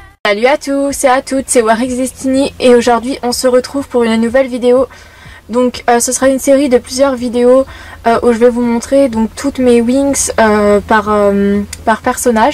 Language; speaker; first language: French; native; French